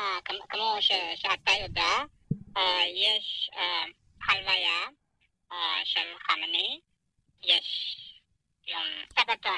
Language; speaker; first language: Hebrew; non-native, fluent; Persian